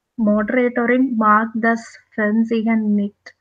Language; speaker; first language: German; non-native, learner; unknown